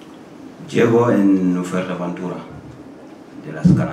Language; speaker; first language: Spanish; non-native, learner; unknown